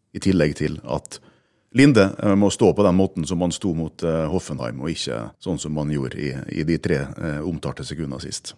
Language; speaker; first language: Norwegian; native; Norwegian